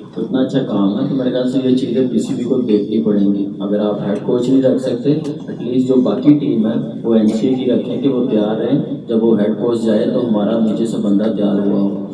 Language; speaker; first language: Urdu; non-native, local second language; Punjabi